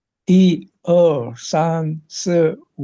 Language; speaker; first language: Chinese; non-native, learner; Indonesian